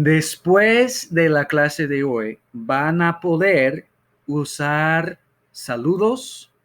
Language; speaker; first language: Spanish; non-native, fluent; English